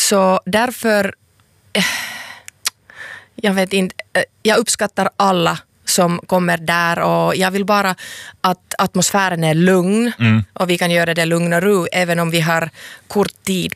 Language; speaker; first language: Swedish; non-native, local second language; Finnish